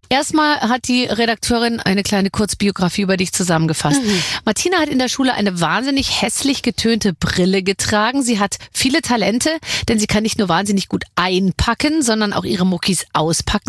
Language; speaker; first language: German; native; German